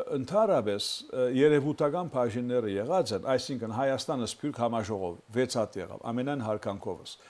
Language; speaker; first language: Armenian; early bilingual, heritage; Armenian